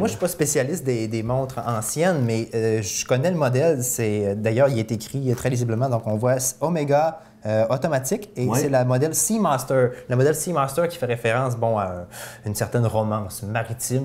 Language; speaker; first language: French; native; French